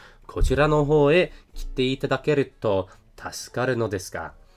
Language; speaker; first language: Japanese; non-native, learner; English